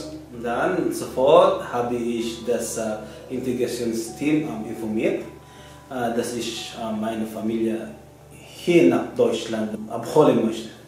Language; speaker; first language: German; non-native, learner; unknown